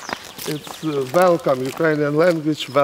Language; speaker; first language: English; non-native, learner; Ukrainian